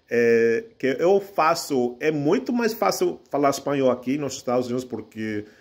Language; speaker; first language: Portuguese; non-native, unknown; English